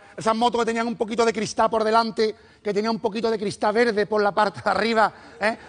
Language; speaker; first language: Spanish; native; Spanish